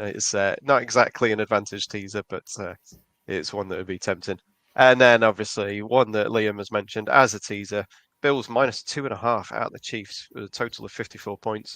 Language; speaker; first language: English; native; English